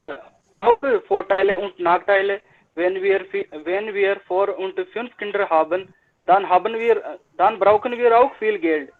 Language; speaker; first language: German; non-native, learner; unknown